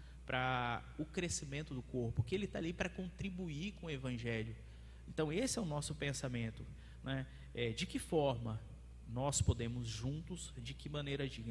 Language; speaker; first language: Portuguese; native; Portuguese